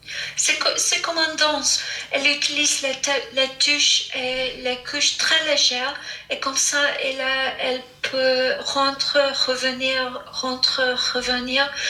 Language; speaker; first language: French; non-native, fluent; English